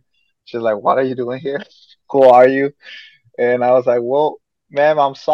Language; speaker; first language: English; non-native, fluent; Spanish